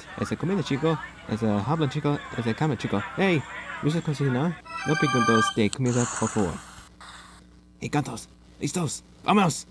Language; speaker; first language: Spanish; non-native, learner; English